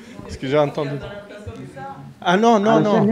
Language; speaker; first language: French; non-native, fluent; Arabic